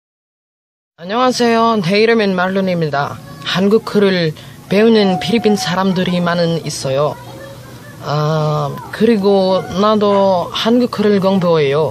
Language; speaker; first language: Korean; non-native, learner; Filipino